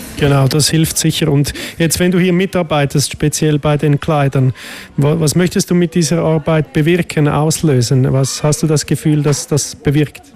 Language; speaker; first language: German; native; German